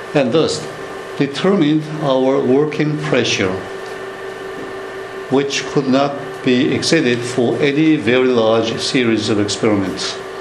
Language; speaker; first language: English; non-native, fluent; Korean